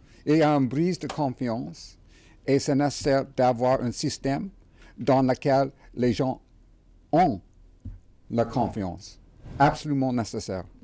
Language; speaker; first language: French; non-native, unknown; English